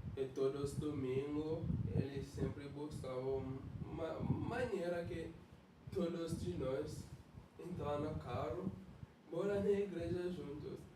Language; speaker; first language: Portuguese; non-native, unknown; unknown